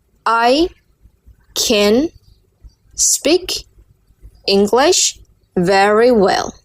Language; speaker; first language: English; non-native, learner; Burmese